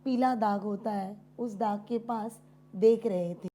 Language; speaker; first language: Hindi; non-native, local second language; Marathi